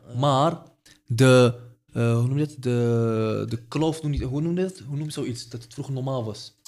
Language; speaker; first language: Dutch; early bilingual, other home language; Arabic